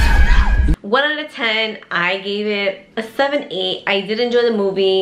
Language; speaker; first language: English; native; English